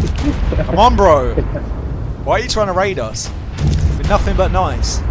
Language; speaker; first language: English; native; English